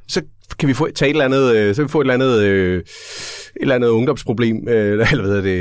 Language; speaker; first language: Danish; native; Danish